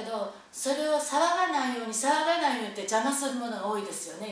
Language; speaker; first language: Japanese; native; Japanese